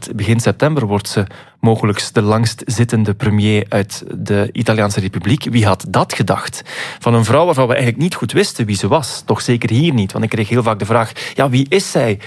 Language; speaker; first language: Dutch; native; Dutch